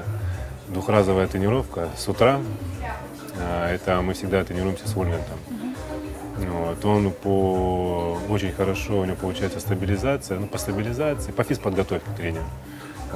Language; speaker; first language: Russian; native; Russian